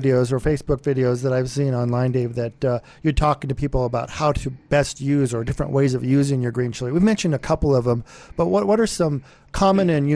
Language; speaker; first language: English; native; English